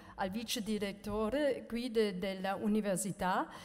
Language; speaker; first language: Italian; non-native, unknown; German